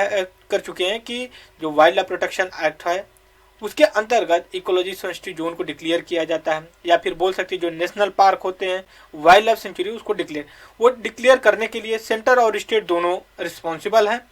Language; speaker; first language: Hindi; native; Hindi